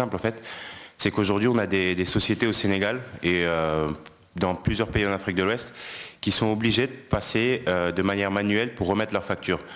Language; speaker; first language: French; non-native, local second language; Wolof